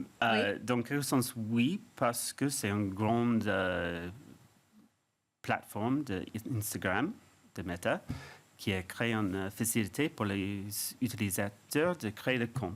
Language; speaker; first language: French; non-native, fluent; English